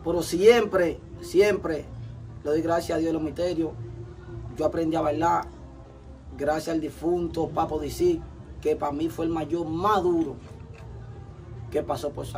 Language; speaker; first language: Spanish; native; Spanish